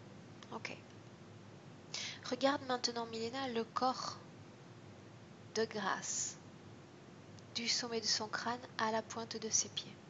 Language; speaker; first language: French; native; French